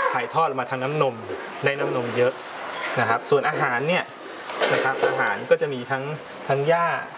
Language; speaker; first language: Thai; native; Thai